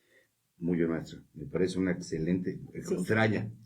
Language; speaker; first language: Spanish; native; Spanish